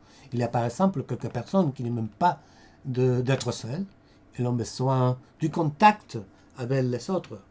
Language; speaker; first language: French; non-native, fluent; Spanish